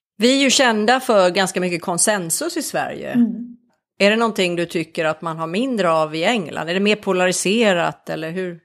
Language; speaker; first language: Swedish; native; Swedish